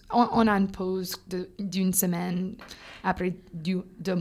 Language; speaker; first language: French; non-native, fluent; English